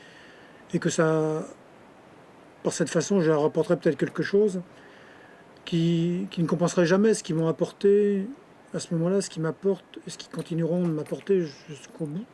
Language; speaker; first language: French; native; French